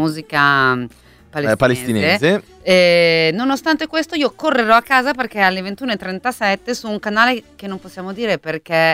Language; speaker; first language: Italian; native; Italian